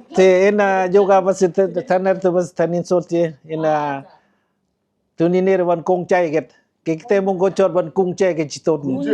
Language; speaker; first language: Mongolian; non-native, learner; Lao